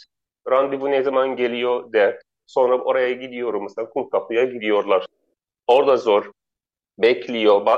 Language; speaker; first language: Turkish; non-native, learner; Arabic